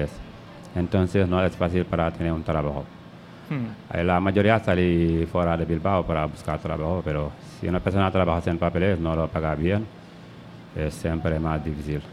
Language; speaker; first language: Spanish; non-native, learner; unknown